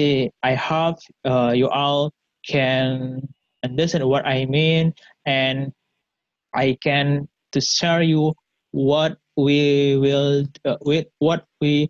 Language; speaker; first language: English; non-native, learner; Indonesian